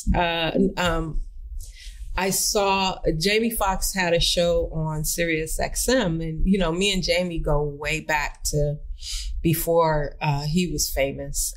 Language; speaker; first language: English; native; English